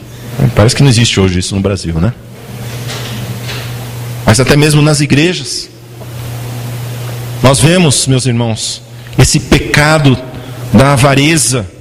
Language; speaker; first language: Portuguese; native; Portuguese